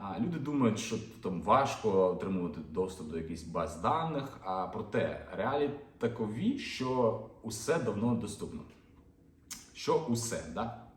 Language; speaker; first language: Ukrainian; non-native, local second language; Russian